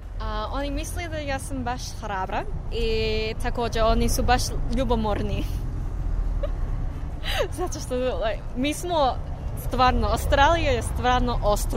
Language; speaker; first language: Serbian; non-native, learner; English